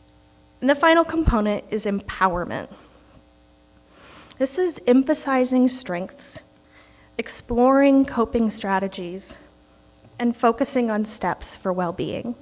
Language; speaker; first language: English; native; English